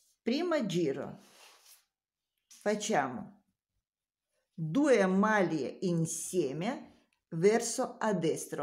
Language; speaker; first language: Italian; non-native, learner; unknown